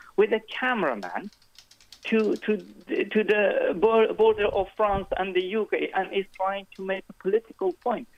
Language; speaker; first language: English; non-native, fluent; Kurdish